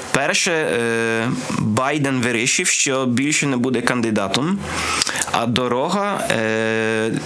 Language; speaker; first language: Ukrainian; non-native, learner; Polish